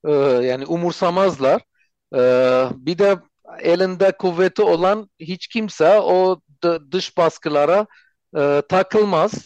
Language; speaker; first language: Turkish; non-native, fluent; Armenian